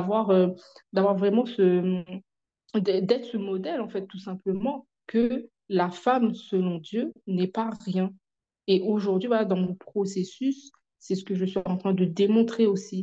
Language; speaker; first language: French; native; French